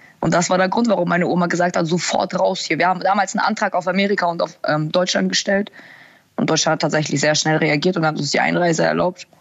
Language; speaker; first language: German; early bilingual, other home language; Russian